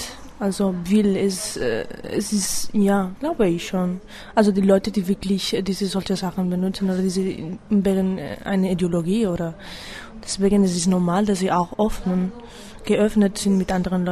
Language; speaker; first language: German; non-native, fluent; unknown